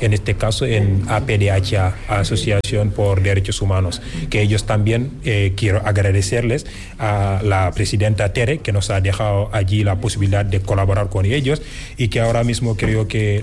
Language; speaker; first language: Spanish; non-native, fluent; Wolof